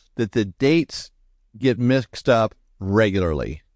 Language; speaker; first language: English; native; English